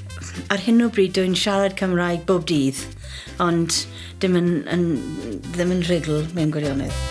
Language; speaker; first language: Welsh; non-native, learner; English